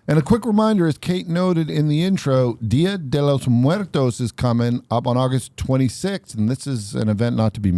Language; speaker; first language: English; native; English